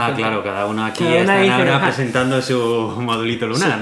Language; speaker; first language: Spanish; native; Spanish